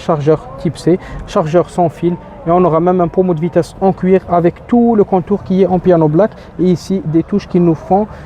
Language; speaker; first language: French; native; French